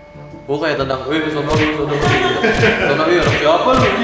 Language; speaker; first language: Indonesian; native; Indonesian